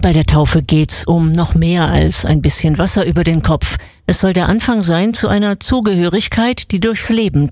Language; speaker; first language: German; native; German